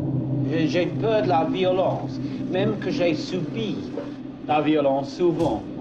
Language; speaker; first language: French; non-native, fluent; English